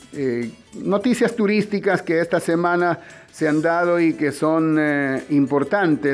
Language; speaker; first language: Spanish; native; Spanish